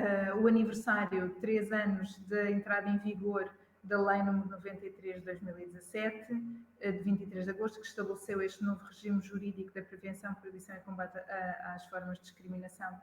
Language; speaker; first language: Portuguese; native; Portuguese